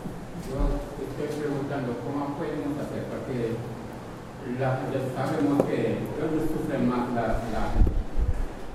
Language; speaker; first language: Spanish; non-native, fluent; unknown